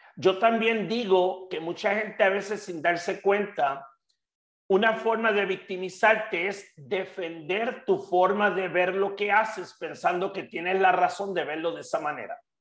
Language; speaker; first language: Spanish; native; Spanish